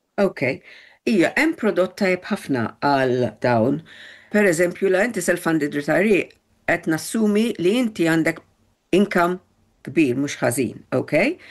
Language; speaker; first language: Maltese; early bilingual, heritage; Maltese